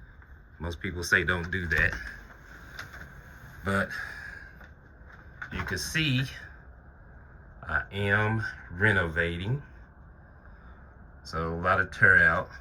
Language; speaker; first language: English; native; English